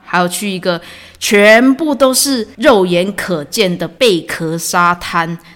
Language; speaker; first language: Chinese; native; Chinese